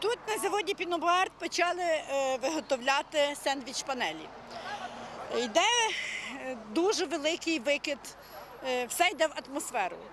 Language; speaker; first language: Ukrainian; native; Ukrainian